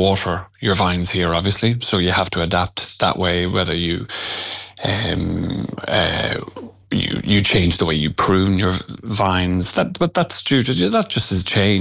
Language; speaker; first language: English; native; English